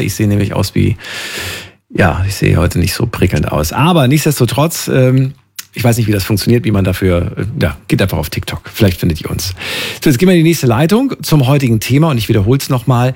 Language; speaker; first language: German; native; German